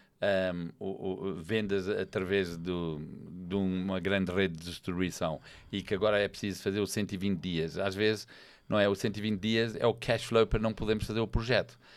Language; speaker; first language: Portuguese; non-native, fluent; English